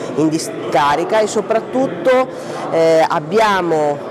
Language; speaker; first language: Italian; native; Italian